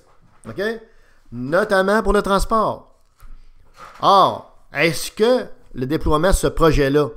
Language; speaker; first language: French; native; French